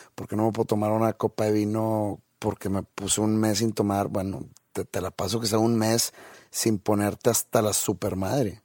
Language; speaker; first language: Spanish; native; Spanish